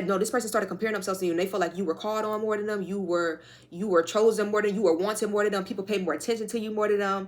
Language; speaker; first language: English; native; English